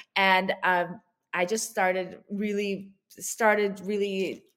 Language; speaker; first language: English; early bilingual, other home language; Russian